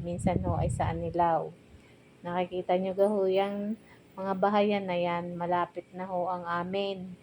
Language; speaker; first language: Filipino; native; Filipino